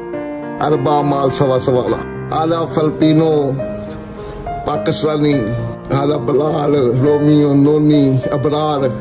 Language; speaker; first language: Arabic; non-native, learner; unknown